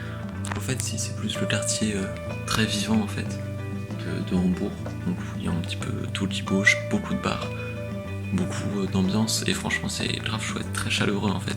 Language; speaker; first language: French; native; French